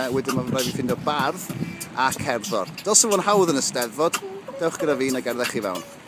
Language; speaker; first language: Welsh; native; Welsh